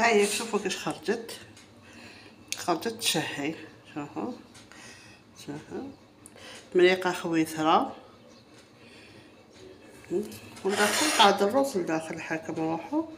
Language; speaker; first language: Arabic; native; Arabic